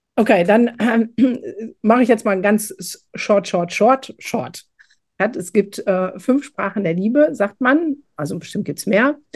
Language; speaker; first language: German; native; German